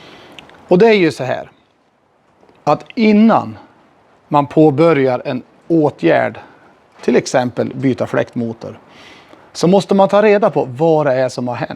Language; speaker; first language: Swedish; native; Swedish